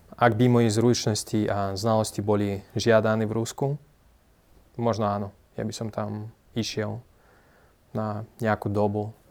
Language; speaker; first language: Slovak; non-native, fluent; Russian